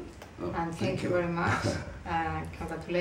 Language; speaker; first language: English; non-native, learner; Spanish